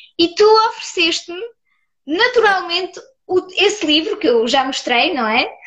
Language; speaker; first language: Portuguese; early bilingual, heritage; Portuguese